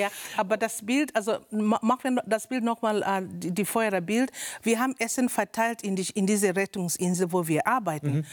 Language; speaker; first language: German; non-native, learner; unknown